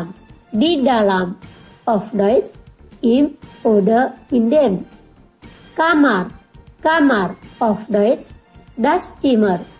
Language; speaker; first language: German; non-native, fluent; Indonesian